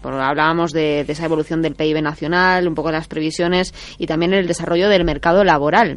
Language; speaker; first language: Spanish; native; Spanish